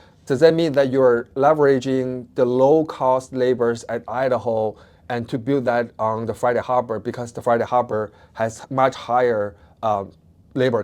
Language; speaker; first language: English; non-native, fluent; Chinese